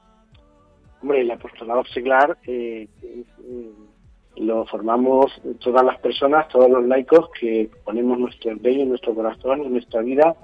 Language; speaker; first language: Spanish; native; Spanish